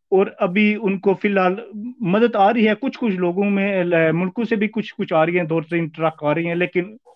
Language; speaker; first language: Urdu; early bilingual, heritage; Urdu